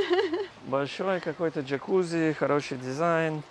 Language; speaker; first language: Russian; non-native, fluent; English